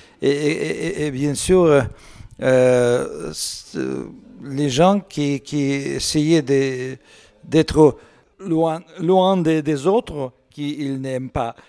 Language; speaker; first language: French; non-native, learner; Russian